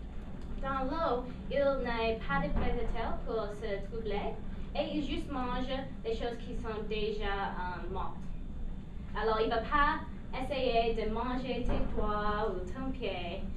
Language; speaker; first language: French; non-native, learner; English